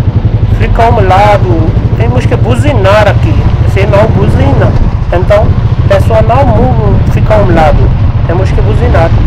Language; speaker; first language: Portuguese; non-native, fluent; Hindi